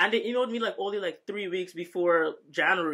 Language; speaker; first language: English; native; English